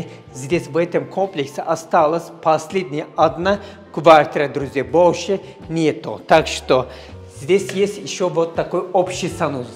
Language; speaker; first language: Russian; non-native, learner; Turkish